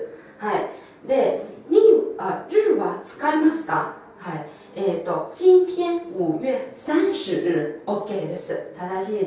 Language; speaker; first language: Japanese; non-native, local second language; Chinese